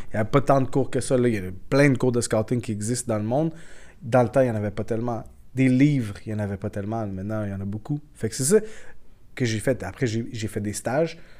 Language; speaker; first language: French; early bilingual, other home language; Portuguese